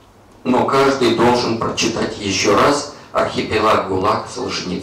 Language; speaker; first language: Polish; non-native, learner; Russian